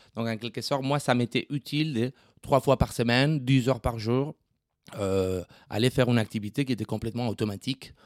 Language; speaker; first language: French; non-native, fluent; Spanish